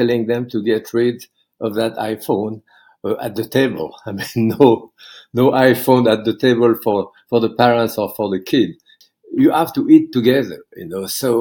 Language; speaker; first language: English; non-native, fluent; French